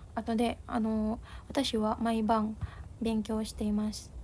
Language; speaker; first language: Japanese; non-native, learner; Indonesian